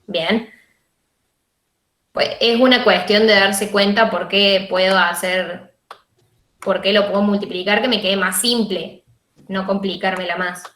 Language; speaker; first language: Spanish; native; Spanish